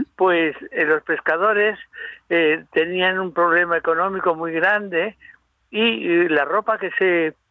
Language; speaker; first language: Spanish; native; Spanish